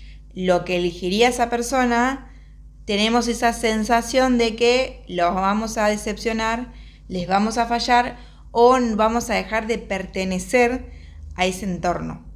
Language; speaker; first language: Spanish; native; Spanish